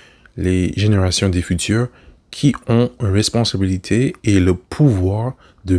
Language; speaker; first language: French; non-native, learner; English